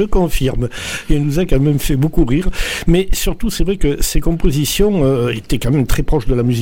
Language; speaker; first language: French; native; French